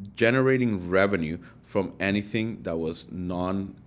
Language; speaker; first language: English; early bilingual, other home language; Spanish